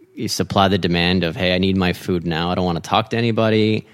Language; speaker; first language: English; native; English